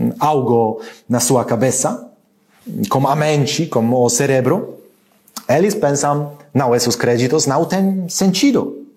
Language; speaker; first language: Portuguese; non-native, learner; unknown